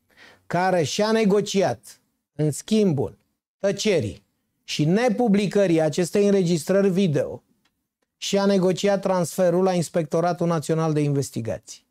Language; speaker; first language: Romanian; native; Romanian